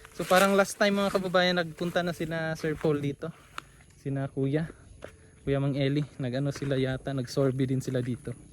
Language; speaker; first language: Filipino; non-native, local second language; Cebuano